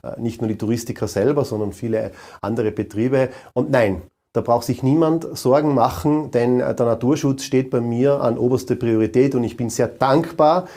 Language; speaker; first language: German; native; German